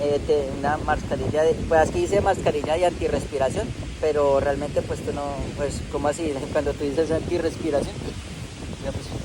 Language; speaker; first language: Spanish; native; Spanish